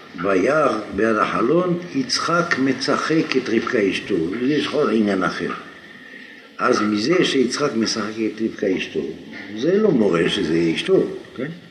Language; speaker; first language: Hebrew; non-native, fluent; French